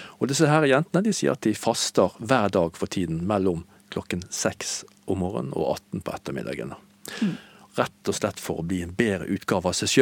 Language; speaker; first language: Norwegian; native; Norwegian